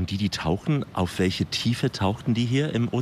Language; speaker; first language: German; native; German